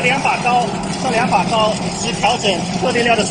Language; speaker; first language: Chinese; native; Chinese